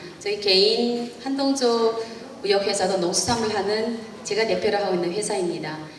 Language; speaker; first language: Korean; native; Korean